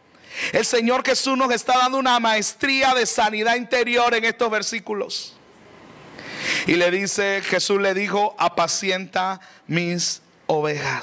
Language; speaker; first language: Spanish; native; Spanish